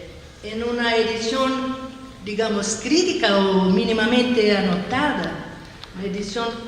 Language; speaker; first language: Spanish; non-native, learner; Portuguese